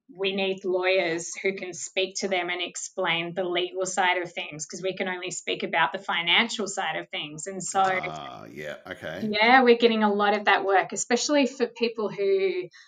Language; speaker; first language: English; native; English